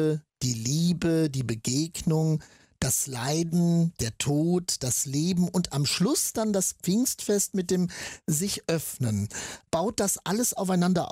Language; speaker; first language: German; native; German